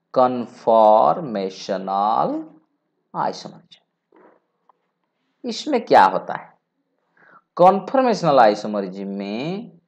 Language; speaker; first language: Hindi; non-native, local second language; Bangla